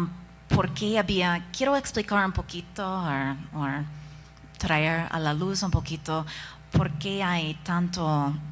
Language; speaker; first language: Spanish; non-native, fluent; English